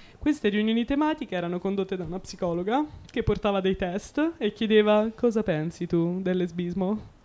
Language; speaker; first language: Italian; native; Italian